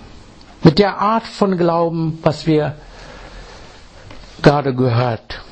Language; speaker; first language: German; non-native, fluent; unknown